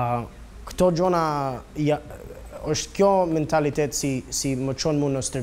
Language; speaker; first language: Albanian; early bilingual, heritage; Albanian